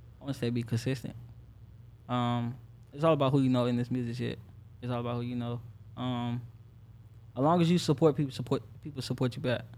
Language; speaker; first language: English; native; English